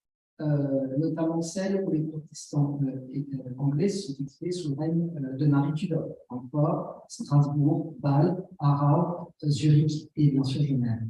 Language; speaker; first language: French; native; French